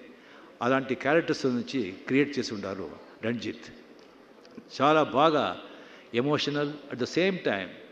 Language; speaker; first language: Telugu; non-native, fluent; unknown